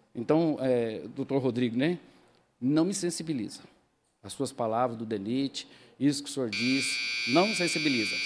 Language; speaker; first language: Portuguese; native; Portuguese